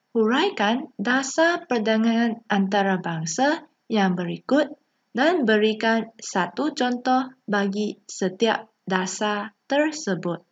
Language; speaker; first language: Malay; non-native, local second language; Chinese